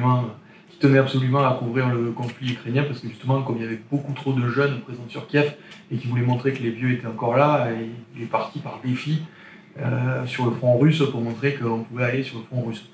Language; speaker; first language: French; native; French